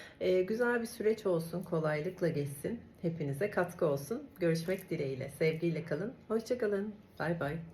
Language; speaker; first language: Turkish; native; Turkish